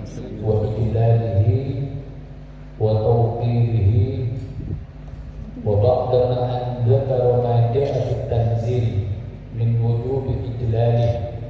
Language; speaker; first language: Arabic; non-native, fluent; Madurese